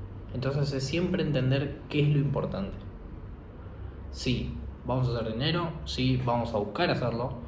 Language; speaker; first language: Spanish; native; Spanish